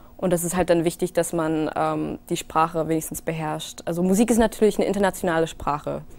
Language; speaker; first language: German; early bilingual, other home language; English